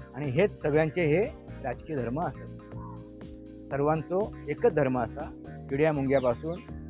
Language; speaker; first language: Marathi; non-native, local second language; Konkani